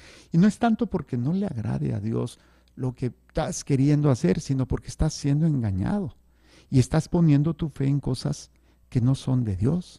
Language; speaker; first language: Spanish; native; Spanish